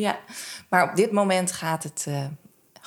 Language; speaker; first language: Dutch; native; Dutch